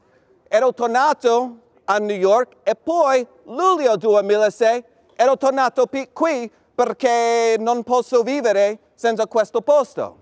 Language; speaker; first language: Italian; non-native, learner; English